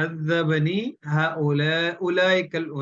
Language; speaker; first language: Arabic; non-native, fluent; Urdu